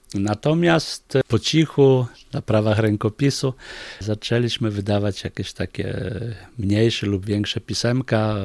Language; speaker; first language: Polish; non-native, local second language; Ukrainian